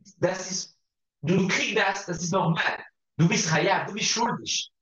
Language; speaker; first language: German; non-native, fluent; Hebrew